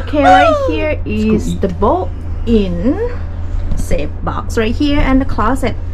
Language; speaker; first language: English; non-native, fluent; Thai